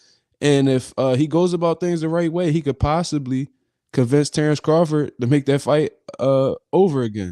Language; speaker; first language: English; native; English